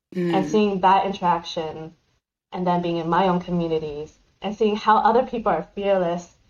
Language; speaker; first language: English; native; English